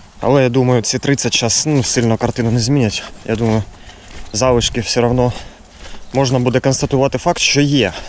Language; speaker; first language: Ukrainian; native; Ukrainian